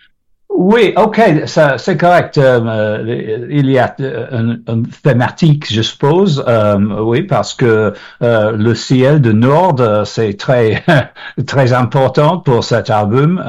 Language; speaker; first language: French; non-native, learner; English